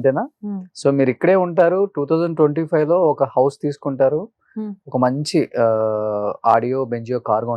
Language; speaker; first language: Telugu; native; Telugu